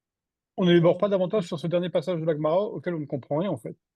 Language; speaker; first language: French; native; French